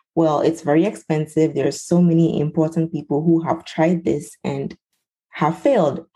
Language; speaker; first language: English; non-native, local second language; Ewe